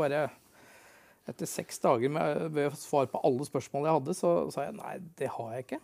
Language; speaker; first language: Norwegian; native; Norwegian